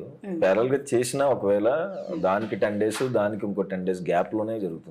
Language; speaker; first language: Telugu; native; Telugu